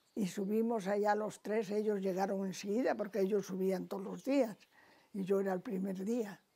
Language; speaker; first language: Spanish; native; Spanish